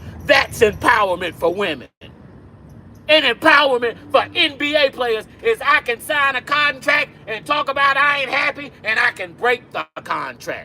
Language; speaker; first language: English; native; English